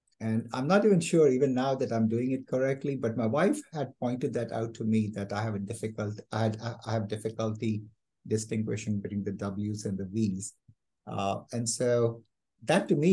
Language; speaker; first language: English; non-native, local second language; Malayalam